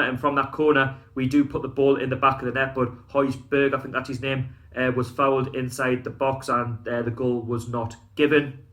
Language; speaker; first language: English; native; English